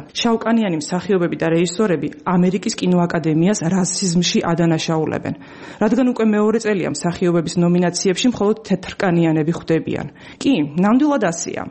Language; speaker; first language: Georgian; native; Georgian